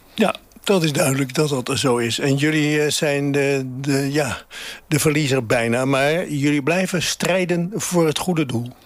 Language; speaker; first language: Dutch; native; Dutch